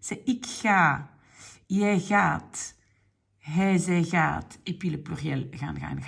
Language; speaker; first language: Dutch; non-native, local second language; French